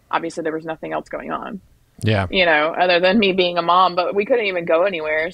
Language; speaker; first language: English; native; English